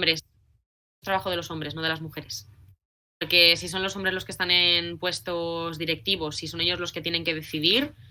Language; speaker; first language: Spanish; native; Spanish